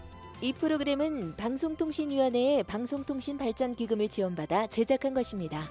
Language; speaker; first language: Korean; native; Korean